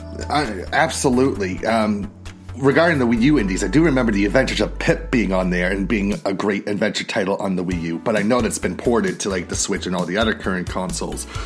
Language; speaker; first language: English; native; English